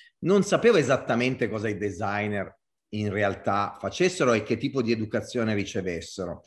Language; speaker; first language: Italian; native; Italian